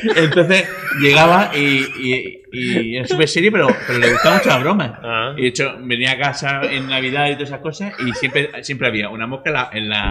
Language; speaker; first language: Spanish; native; Spanish